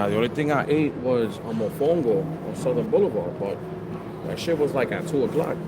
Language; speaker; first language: English; native; English